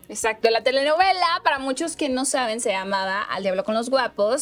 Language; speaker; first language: Spanish; native; Spanish